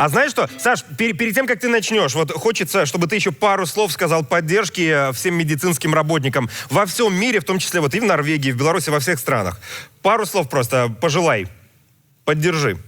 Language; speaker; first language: Russian; native; Russian